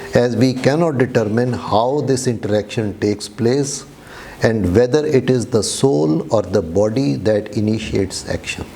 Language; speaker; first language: English; non-native, local second language; Urdu